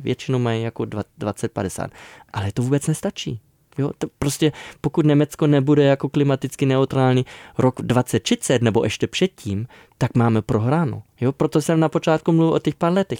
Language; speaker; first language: Czech; non-native, fluent; German